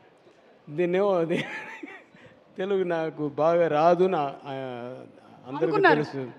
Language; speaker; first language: Telugu; non-native, learner; Tamil